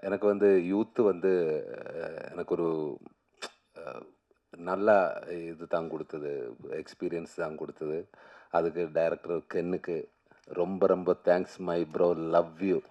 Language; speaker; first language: Tamil; non-native, learner; Malayalam